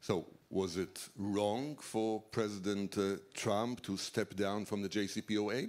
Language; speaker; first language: English; non-native, fluent; Hebrew